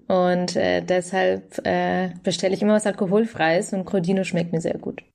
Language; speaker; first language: German; early bilingual, other home language; Russian